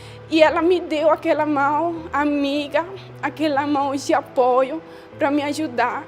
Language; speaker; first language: Portuguese; non-native, fluent; Spanish